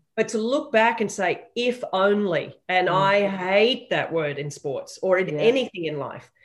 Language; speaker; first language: English; native; English